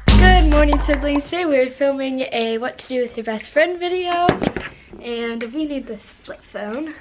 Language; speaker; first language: English; native; English